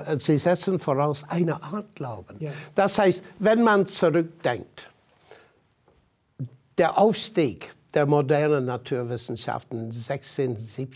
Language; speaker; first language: German; non-native, fluent; English